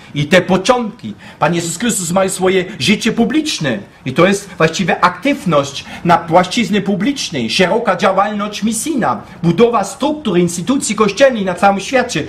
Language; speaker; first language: Polish; non-native, fluent; German